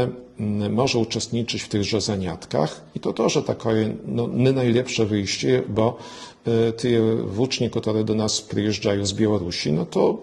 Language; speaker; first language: Polish; non-native, local second language; Belarusian